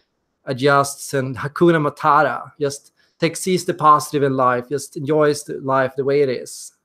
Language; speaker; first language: English; non-native, fluent; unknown